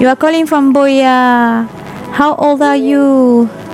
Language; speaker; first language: English; non-native, local second language; French